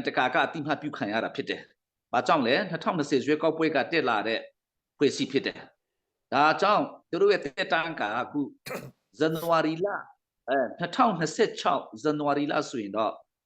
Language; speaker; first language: Burmese; non-native, local second language; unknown